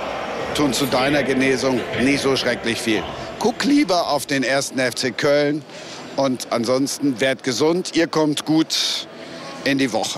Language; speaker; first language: German; native; German